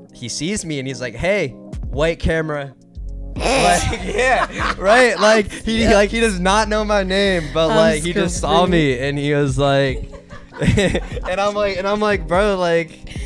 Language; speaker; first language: English; native; English